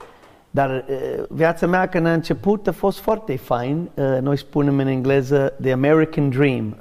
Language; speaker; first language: Romanian; non-native, learner; English